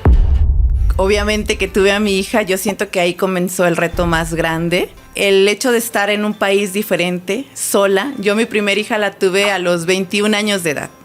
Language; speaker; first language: Spanish; native; Spanish